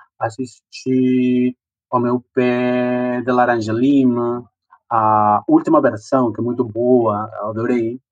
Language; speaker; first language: Portuguese; non-native, fluent; Spanish